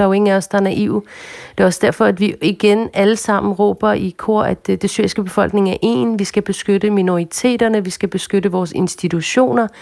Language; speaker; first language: Danish; early bilingual, other home language; Arabic